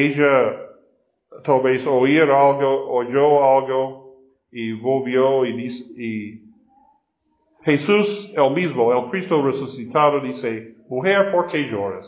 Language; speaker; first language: Spanish; non-native, learner; English